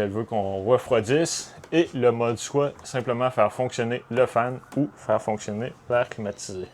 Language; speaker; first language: French; native; French